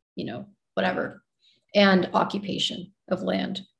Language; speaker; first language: English; native; English